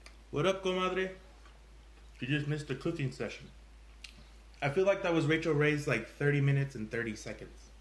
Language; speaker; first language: English; early bilingual, other home language; Spanish